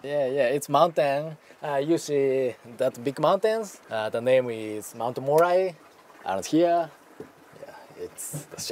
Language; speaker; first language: English; non-native, learner; Japanese